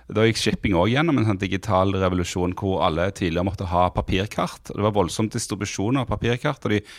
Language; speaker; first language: Norwegian; native; Norwegian